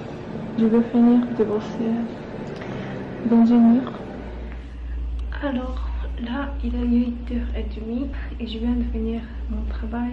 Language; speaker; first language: French; non-native, learner; Japanese